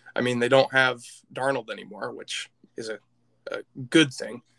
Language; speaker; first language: English; native; English